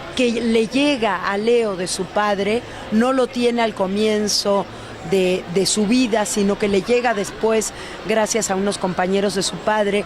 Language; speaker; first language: Spanish; native; Spanish